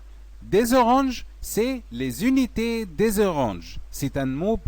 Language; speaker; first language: French; non-native, fluent; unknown